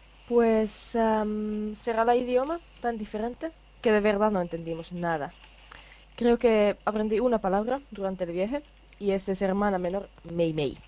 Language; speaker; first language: Spanish; non-native, fluent; Finnish